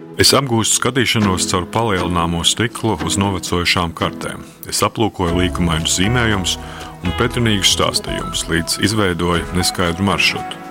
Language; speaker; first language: Latvian; native; Latvian